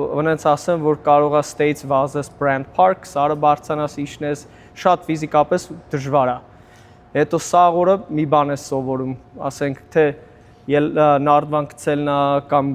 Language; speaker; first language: Armenian; early bilingual, heritage; Armenian